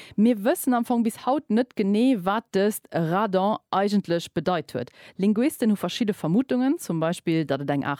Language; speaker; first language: Luxembourgish; native; Luxembourgish